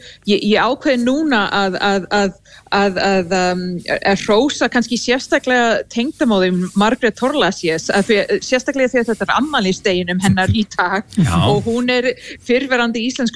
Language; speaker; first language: Icelandic; non-native, fluent; English